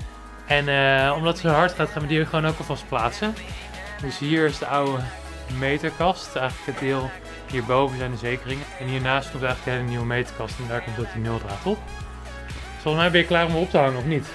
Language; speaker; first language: Dutch; native; Dutch